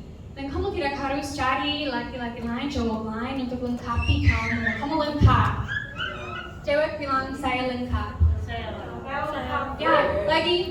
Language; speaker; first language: Indonesian; non-native, fluent; English